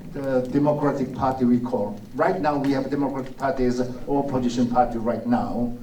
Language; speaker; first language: English; non-native, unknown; Korean